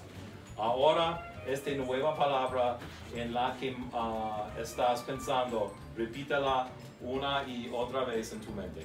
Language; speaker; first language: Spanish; non-native, learner; English